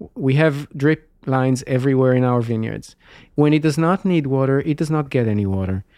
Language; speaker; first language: English; non-native, fluent; Hebrew